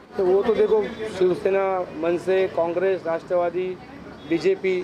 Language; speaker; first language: Hindi; non-native, local second language; Marathi